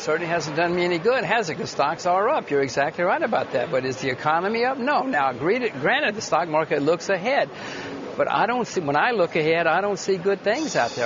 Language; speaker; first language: English; native; English